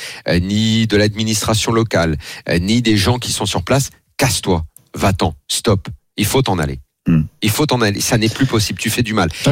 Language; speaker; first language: French; native; French